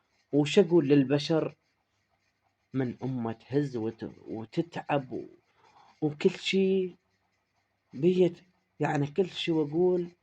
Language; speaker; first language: Arabic; native; Arabic